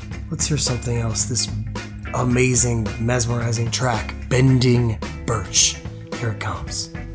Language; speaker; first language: English; native; English